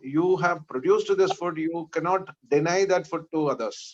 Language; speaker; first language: English; non-native, local second language; Malayalam